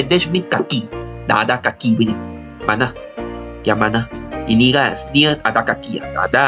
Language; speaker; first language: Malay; non-native, local second language; Chinese